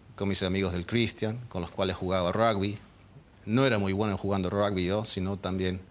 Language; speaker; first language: Spanish; early bilingual, other home language; Dutch